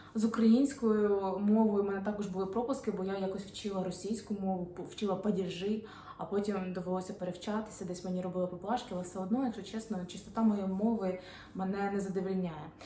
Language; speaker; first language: Ukrainian; non-native, local second language; Russian